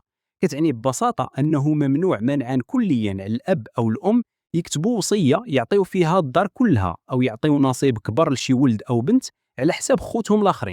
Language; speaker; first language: Arabic; native; Arabic